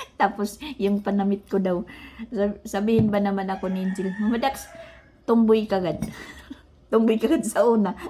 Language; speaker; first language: Filipino; non-native, local second language; Waray